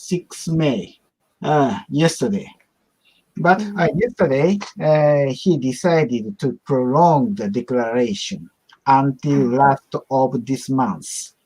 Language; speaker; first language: English; non-native, learner; Japanese